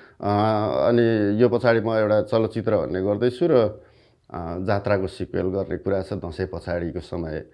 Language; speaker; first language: Nepali; native; Nepali